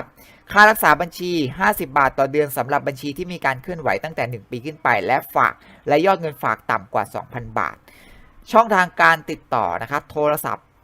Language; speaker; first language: Thai; native; Thai